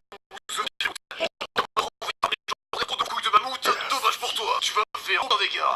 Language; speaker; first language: French; native; French